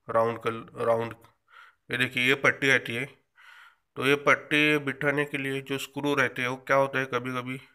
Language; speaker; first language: Hindi; non-native, local second language; Marathi